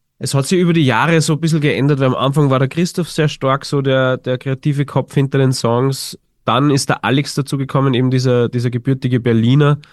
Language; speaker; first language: German; native; German